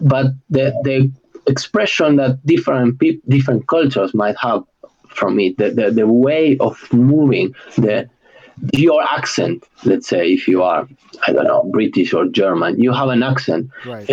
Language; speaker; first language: English; non-native, fluent; Spanish